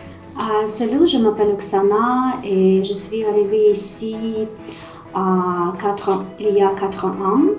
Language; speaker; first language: French; non-native, fluent; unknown